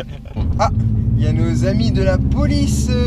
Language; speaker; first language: French; native; French